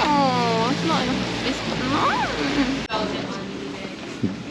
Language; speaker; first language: English; non-native, learner; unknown